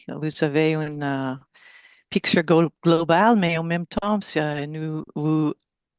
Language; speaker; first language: French; non-native, learner; English